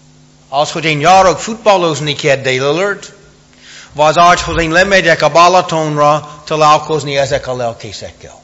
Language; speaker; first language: Hungarian; non-native, fluent; English